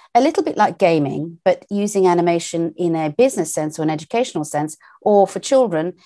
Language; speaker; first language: English; native; English